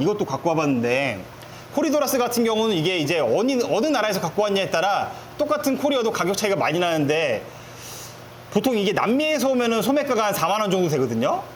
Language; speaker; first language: Korean; native; Korean